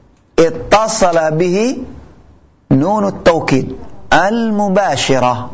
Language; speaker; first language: Arabic; non-native, fluent; Indonesian